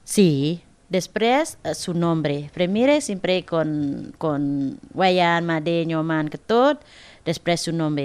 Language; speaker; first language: Spanish; non-native, learner; Balinese